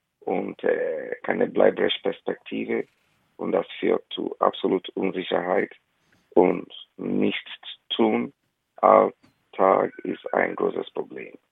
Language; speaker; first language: German; non-native, fluent; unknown